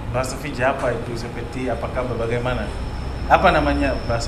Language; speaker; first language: Indonesian; non-native, fluent; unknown